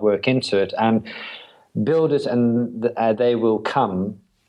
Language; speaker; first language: English; native; English